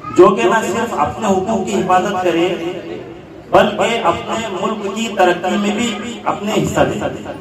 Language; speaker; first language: Hindi; non-native, local second language; Urdu